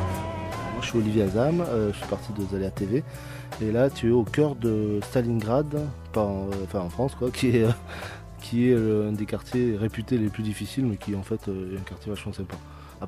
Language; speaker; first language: French; native; French